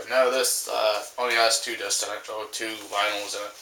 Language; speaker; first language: English; native; English